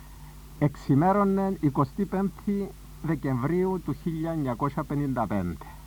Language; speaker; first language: Greek; native; Greek